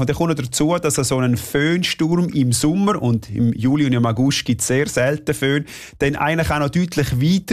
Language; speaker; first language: German; native; German